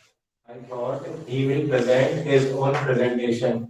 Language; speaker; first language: English; non-native, learner; Hindi